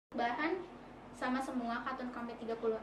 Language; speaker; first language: Indonesian; native; Indonesian